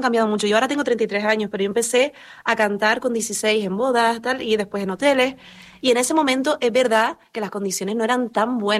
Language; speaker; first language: Spanish; native; Spanish